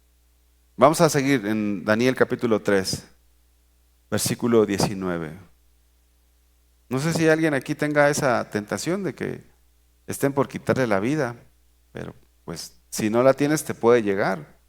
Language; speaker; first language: Spanish; native; Spanish